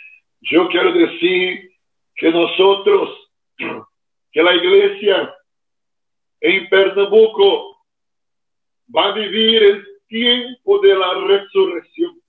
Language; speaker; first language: Spanish; non-native, fluent; Portuguese